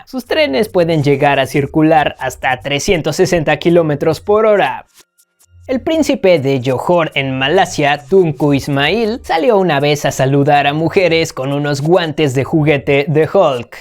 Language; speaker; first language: Spanish; native; Spanish